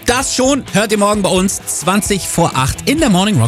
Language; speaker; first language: German; native; German